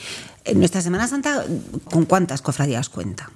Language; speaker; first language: Spanish; native; Spanish